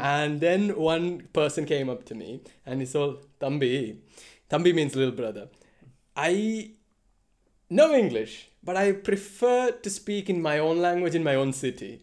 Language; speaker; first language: English; non-native, local second language; Malayalam